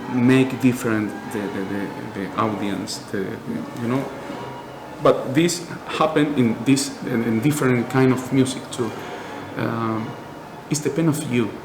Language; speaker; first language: English; non-native, learner; Spanish